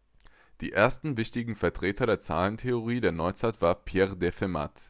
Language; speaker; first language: German; native; German